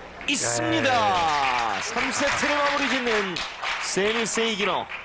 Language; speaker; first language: Korean; native; Korean